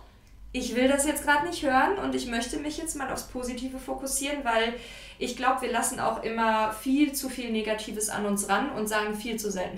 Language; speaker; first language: German; native; German